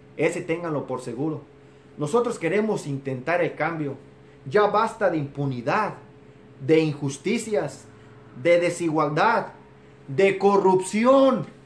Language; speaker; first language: Spanish; native; Spanish